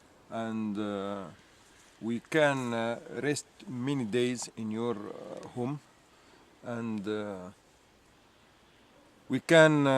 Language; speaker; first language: English; non-native, learner; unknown